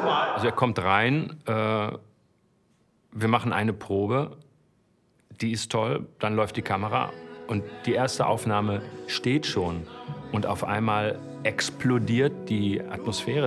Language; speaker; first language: German; native; German